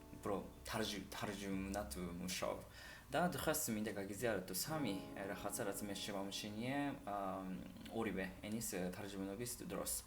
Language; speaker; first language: Georgian; non-native, fluent; Japanese